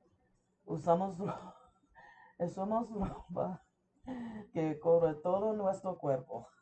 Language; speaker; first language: Spanish; early bilingual, heritage; English